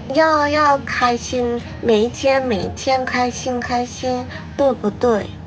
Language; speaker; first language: Chinese; non-native, learner; Thai